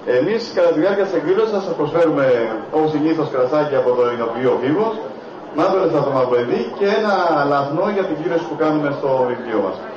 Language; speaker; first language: Greek; native; Greek